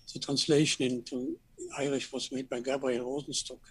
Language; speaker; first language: English; non-native, fluent; German